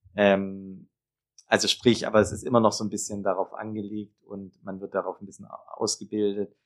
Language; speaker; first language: German; native; German